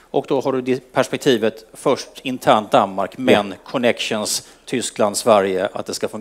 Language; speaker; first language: Swedish; native; Swedish